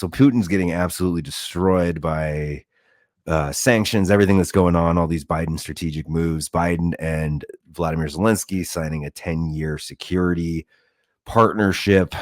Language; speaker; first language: English; native; English